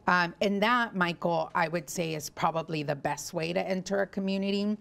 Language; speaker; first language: English; early bilingual, other home language; Spanish